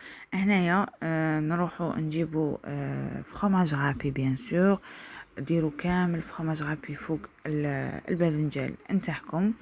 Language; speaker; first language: Arabic; native; Arabic